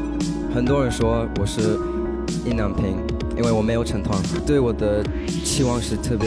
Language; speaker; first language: Chinese; early bilingual, heritage; Chinese